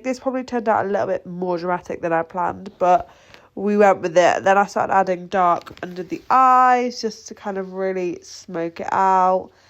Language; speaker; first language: English; native; English